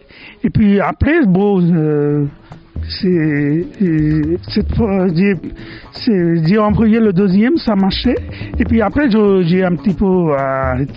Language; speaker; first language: French; non-native, fluent; Bangla